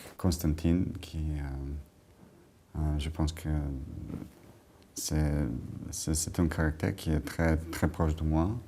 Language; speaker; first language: French; non-native, fluent; Bulgarian